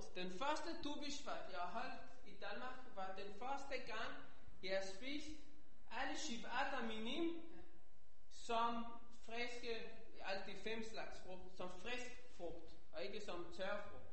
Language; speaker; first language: Danish; non-native, fluent; Hebrew